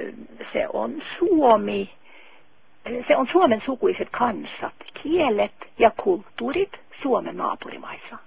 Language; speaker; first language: Finnish; non-native, fluent; Norwegian